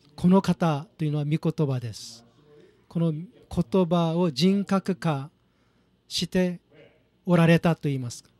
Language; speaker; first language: Japanese; non-native, fluent; Korean